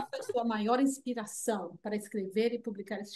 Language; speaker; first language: Portuguese; early bilingual, heritage; Portuguese